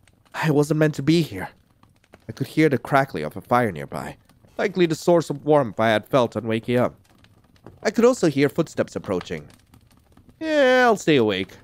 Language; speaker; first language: English; native; English